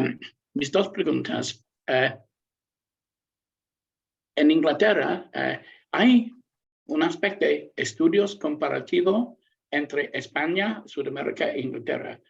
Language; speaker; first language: Spanish; non-native, learner; English